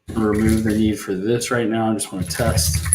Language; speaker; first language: English; native; English